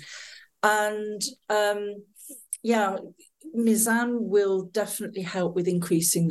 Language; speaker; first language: English; native; English